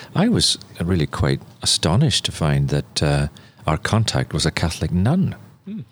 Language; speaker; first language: English; native; English